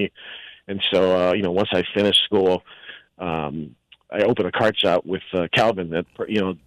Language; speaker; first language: English; native; English